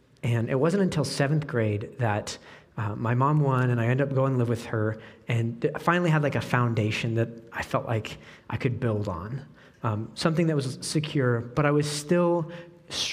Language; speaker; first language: English; native; English